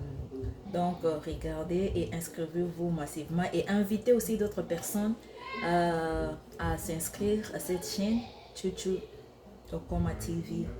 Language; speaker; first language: French; non-native, local second language; Lingala